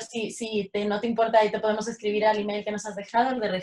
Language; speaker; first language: Spanish; native; Spanish